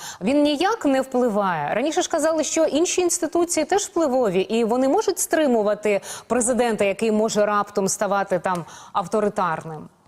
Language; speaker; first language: Ukrainian; native; Ukrainian